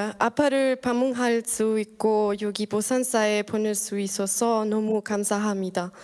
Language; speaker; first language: Korean; non-native, learner; Spanish